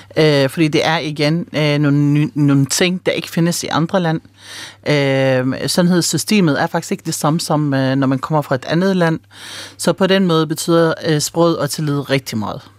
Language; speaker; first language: Danish; early bilingual, other home language; Arabic